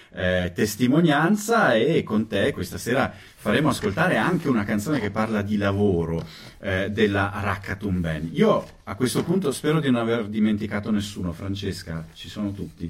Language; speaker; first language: Italian; native; Italian